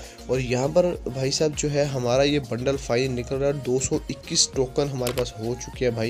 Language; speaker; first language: Hindi; native; Hindi